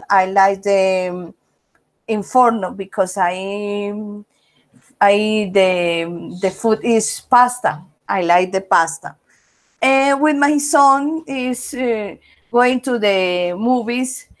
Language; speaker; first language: English; non-native, learner; Spanish